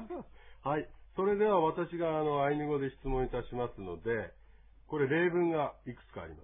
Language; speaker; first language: Japanese; native; Japanese